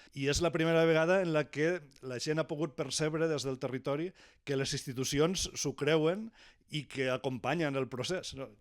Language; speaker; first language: Catalan; native; Catalan